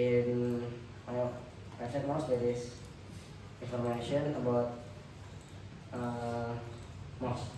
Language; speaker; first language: English; non-native, learner; Indonesian